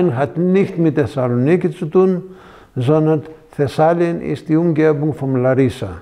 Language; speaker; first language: German; non-native, fluent; Greek